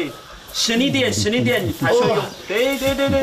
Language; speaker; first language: Chinese; non-native, fluent; Turkish